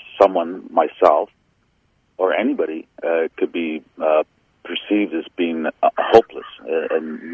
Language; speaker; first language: English; native; English